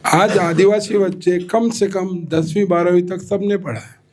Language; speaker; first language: Hindi; non-native, local second language; Marathi